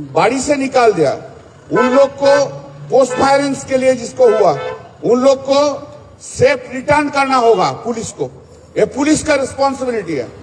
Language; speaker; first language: Hindi; non-native, local second language; Bangla